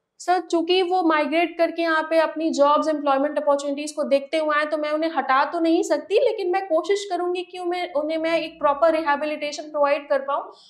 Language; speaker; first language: Hindi; native; Hindi